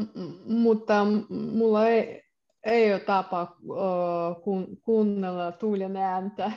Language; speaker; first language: Finnish; non-native, learner; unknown